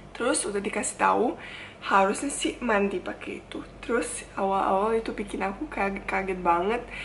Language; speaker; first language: Indonesian; non-native, fluent; Bosnian